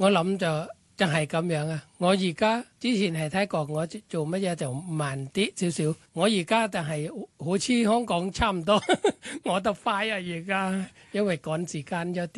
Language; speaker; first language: Cantonese; non-native, fluent; Thai